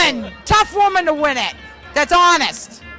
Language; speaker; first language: English; native; English